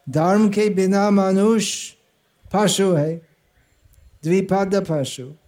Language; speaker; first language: Hindi; non-native, fluent; English